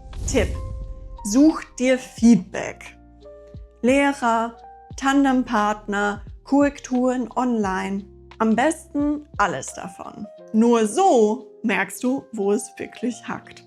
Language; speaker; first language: German; non-native, fluent; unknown